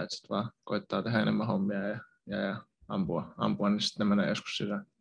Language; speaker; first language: Finnish; native; Finnish